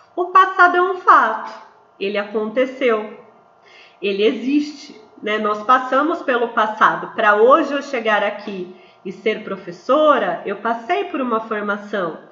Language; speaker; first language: Portuguese; native; Portuguese